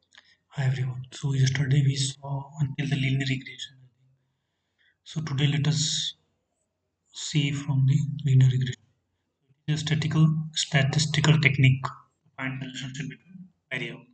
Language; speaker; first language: English; non-native, fluent; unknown